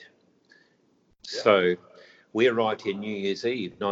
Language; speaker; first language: English; native; English